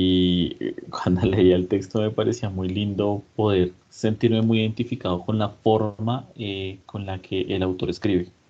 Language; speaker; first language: Spanish; native; Spanish